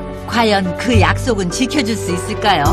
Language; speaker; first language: Korean; native; Korean